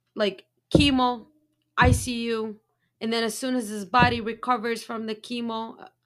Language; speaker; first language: English; early bilingual, other home language; Arabic